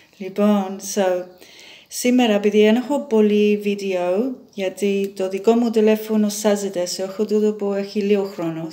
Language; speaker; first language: Greek; early bilingual, heritage; Greek